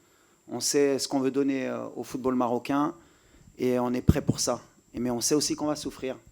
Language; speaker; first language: French; native; French